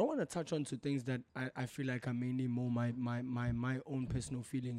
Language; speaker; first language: English; non-native, local second language; Zulu